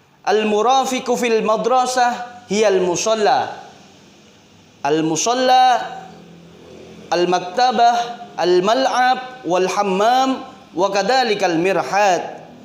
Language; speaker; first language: Arabic; non-native, fluent; Indonesian